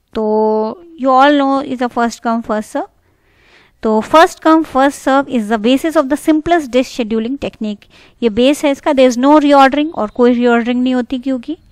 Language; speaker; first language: Hindi; native; Hindi